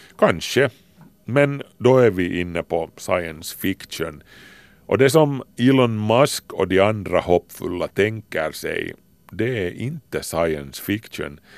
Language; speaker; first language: Swedish; native; Swedish